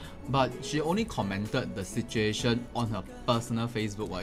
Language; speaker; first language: English; non-native, local second language; Chinese